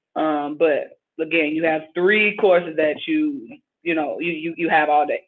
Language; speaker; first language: English; native; English